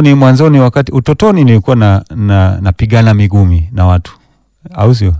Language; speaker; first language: Swahili; early bilingual, other home language; Danish